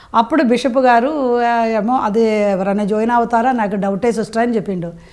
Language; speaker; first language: Telugu; non-native, fluent; Malayalam